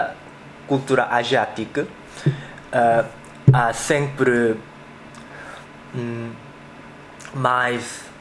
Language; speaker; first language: Portuguese; non-native, learner; Korean